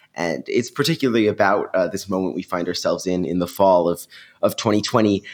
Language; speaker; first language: English; native; English